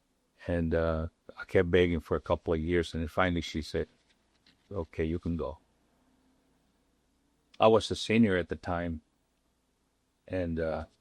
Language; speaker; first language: English; non-native, local second language; Spanish